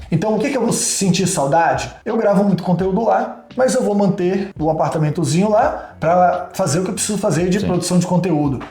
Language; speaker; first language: Portuguese; native; Portuguese